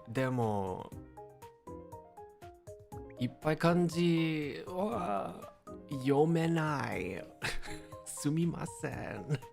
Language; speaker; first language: Japanese; non-native, learner; English